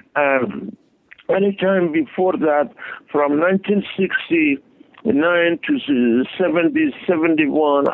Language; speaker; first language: English; non-native, learner; Persian